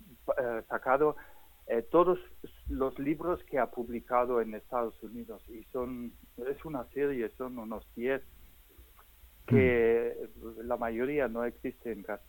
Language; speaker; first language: Spanish; non-native, fluent; German